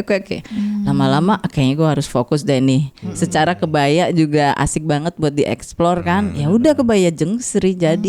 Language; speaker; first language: Indonesian; native; Indonesian